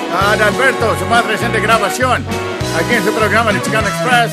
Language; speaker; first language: Spanish; early bilingual, heritage; Spanish